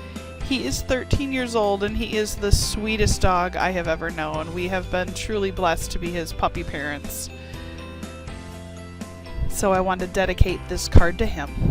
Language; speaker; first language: English; native; English